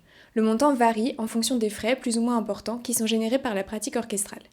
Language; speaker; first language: French; native; French